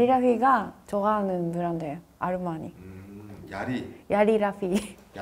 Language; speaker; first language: Korean; non-native, fluent; Japanese